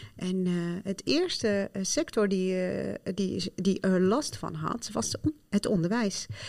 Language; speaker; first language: Dutch; non-native, fluent; Arabic